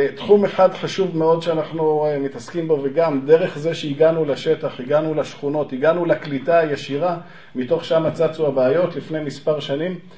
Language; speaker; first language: Hebrew; native; Hebrew